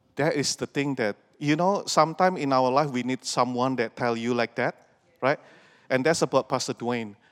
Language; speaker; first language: English; non-native, fluent; Indonesian